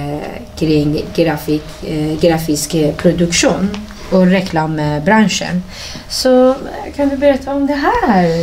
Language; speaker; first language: Swedish; non-native, fluent; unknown